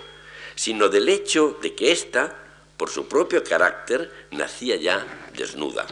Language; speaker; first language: Spanish; native; Spanish